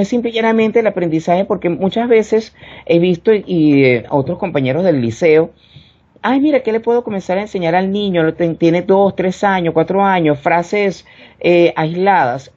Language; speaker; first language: Spanish; native; Spanish